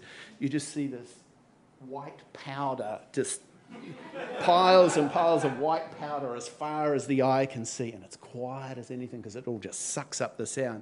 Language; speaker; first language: English; native; English